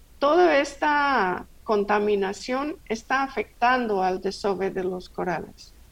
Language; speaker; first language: Spanish; non-native, fluent; English